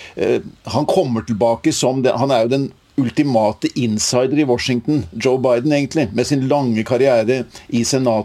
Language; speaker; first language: Norwegian; native; Norwegian